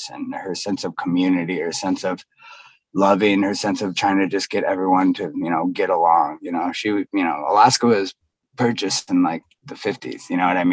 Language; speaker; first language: English; native; English